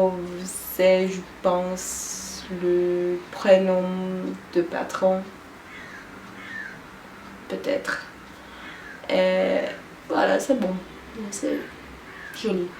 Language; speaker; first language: French; non-native, learner; Turkish